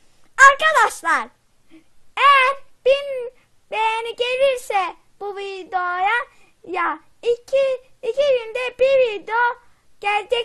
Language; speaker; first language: Turkish; native; Turkish